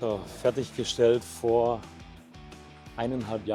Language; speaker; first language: German; native; German